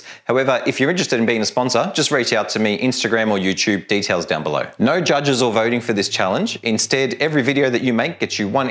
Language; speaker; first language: English; native; English